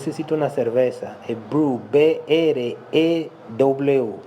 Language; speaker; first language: Spanish; non-native, local second language; Haitian Creole